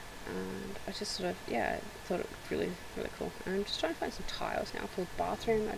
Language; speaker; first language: English; native; English